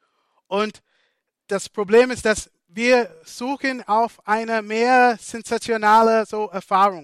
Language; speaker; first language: German; non-native, fluent; English